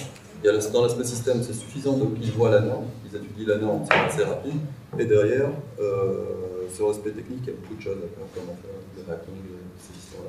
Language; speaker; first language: French; non-native, local second language; Arabic